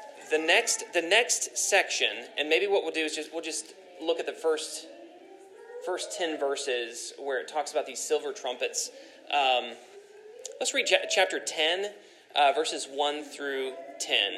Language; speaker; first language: English; native; English